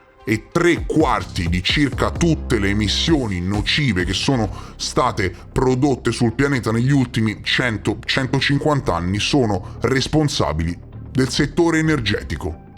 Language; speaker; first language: Italian; native; Italian